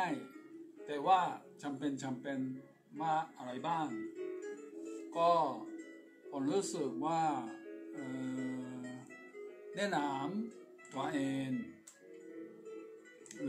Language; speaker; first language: Thai; non-native, fluent; Japanese